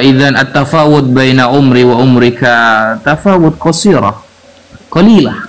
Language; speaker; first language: Arabic; non-native, learner; Indonesian